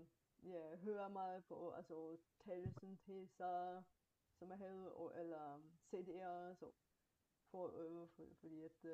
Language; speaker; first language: Danish; non-native, fluent; Bulgarian